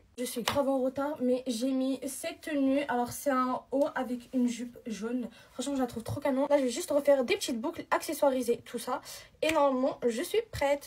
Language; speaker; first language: French; native; French